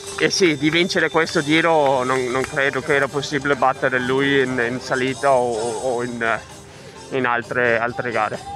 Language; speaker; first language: Italian; non-native, fluent; Danish